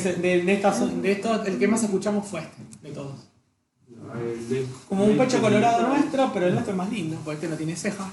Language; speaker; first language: Spanish; native; Spanish